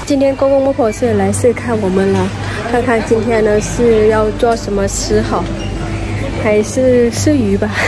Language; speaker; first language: Chinese; non-native, fluent; Lao